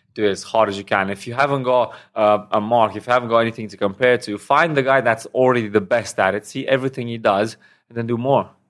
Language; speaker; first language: English; non-native, fluent; Romanian